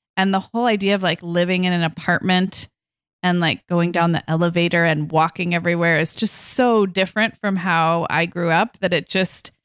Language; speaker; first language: English; native; English